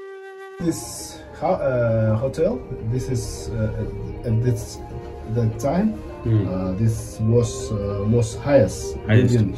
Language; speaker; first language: English; non-native, learner; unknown